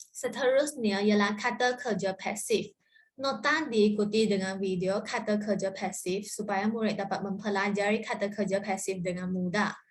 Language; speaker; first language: Malay; non-native, local second language; Chinese